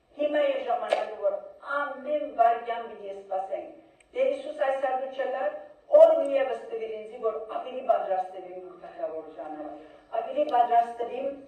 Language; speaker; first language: Armenian; early bilingual, heritage; Armenian